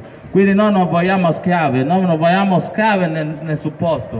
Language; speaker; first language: Italian; non-native, learner; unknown